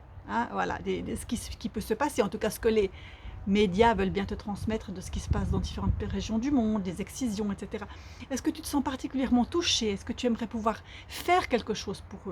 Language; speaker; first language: French; native; French